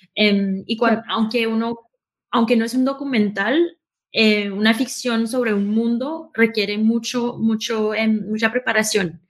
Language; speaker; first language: Spanish; early bilingual, heritage; Spanish